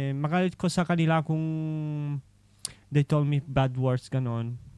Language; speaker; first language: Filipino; non-native, learner; Italian